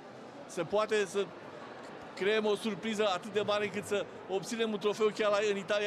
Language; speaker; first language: Romanian; native; Romanian